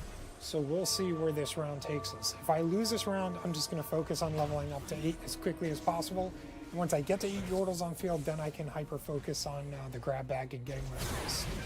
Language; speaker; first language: English; native; English